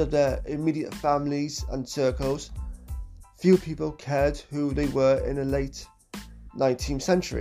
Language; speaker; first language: English; native; English